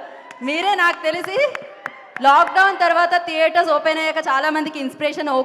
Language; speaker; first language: Telugu; native; Telugu